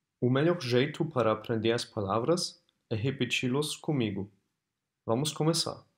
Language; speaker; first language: Portuguese; non-native, fluent; German